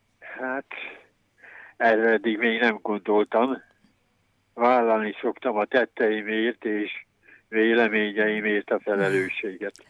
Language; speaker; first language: Hungarian; native; Hungarian